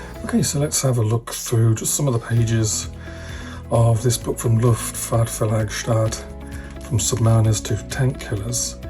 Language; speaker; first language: English; native; English